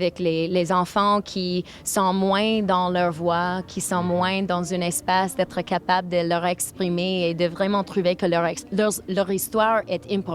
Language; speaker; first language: French; non-native, local second language; English